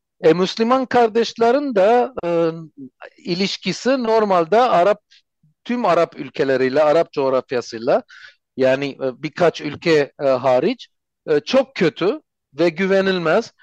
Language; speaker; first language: Turkish; non-native, fluent; Armenian